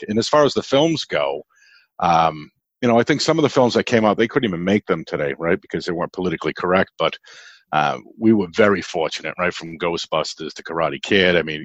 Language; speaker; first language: English; native; English